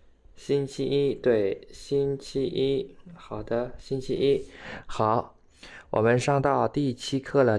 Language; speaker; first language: Chinese; non-native, fluent; Khmer